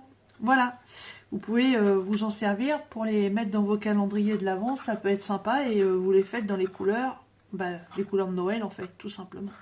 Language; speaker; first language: French; native; French